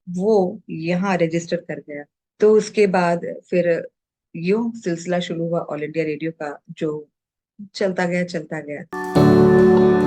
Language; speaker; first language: Hindi; native; Hindi